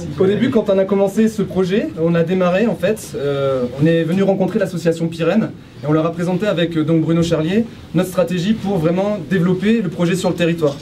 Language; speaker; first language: French; native; French